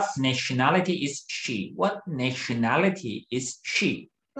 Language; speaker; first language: English; non-native, fluent; Turkish